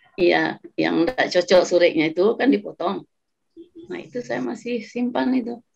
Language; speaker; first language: Indonesian; non-native, local second language; Minangkabau